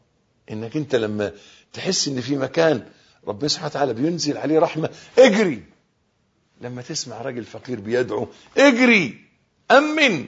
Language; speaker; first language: Arabic; native; Arabic